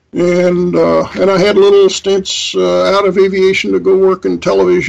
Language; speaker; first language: English; native; English